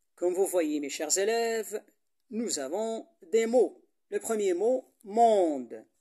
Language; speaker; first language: French; non-native, local second language; Arabic